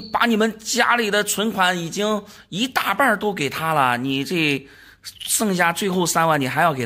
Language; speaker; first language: Chinese; native; Chinese